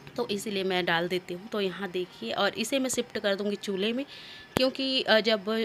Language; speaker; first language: Hindi; native; Hindi